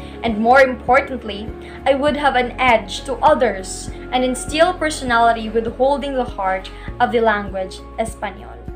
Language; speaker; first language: English; non-native, local second language; Cebuano